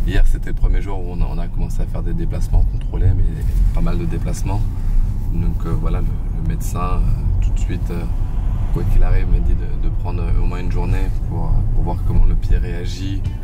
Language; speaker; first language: French; native; French